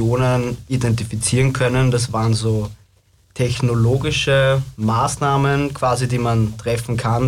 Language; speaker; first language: German; native; German